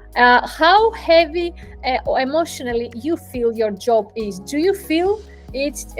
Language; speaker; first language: English; non-native, fluent; Greek